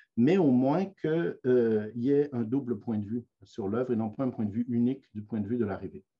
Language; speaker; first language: French; native; French